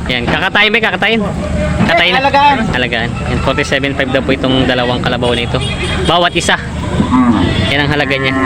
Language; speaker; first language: Filipino; native; Filipino